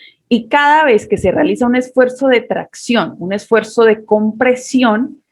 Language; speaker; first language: Spanish; native; Spanish